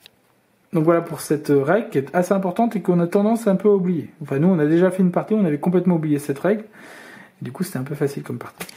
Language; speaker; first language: French; native; French